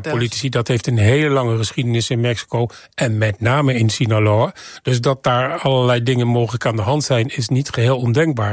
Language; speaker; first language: Dutch; native; Dutch